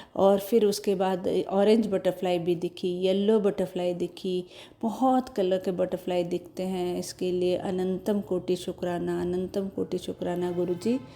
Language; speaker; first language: Hindi; non-native, local second language; Odia